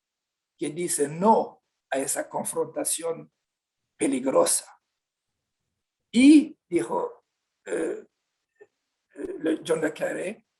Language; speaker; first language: Spanish; non-native, fluent; Swedish